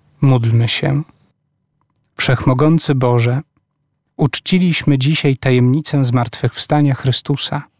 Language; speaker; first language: Polish; native; Polish